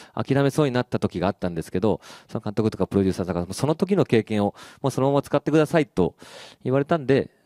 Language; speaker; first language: Japanese; native; Japanese